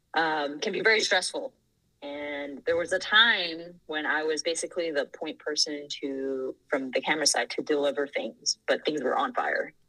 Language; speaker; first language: English; non-native, fluent; Thai